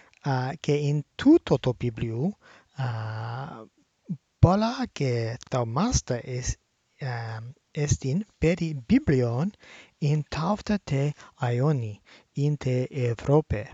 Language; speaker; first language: Greek; non-native, learner; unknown